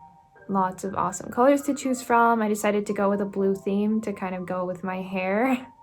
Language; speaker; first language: English; native; English